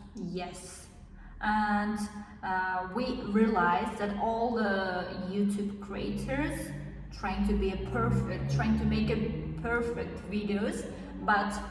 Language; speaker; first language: English; non-native, learner; Kazakh